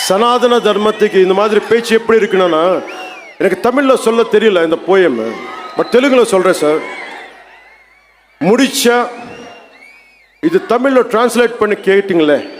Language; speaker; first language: Tamil; non-native, local second language; Telugu